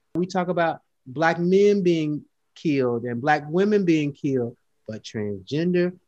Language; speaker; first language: English; native; English